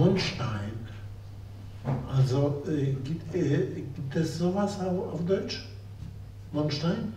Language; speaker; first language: German; non-native, fluent; Polish